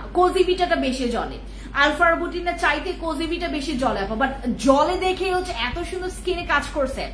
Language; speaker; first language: Bangla; non-native, local second language; Khasi